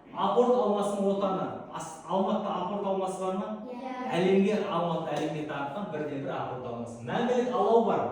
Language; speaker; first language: Kazakh; native; Kazakh